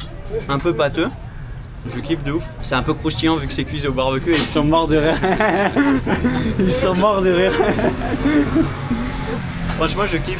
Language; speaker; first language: French; native; French